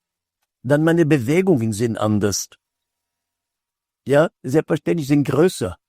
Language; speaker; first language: German; non-native, fluent; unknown